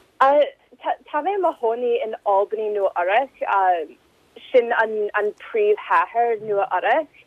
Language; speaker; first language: Irish; non-native, learner; English